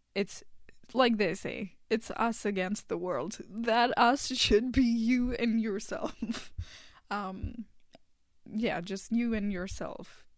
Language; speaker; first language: English; non-native, local second language; Hindi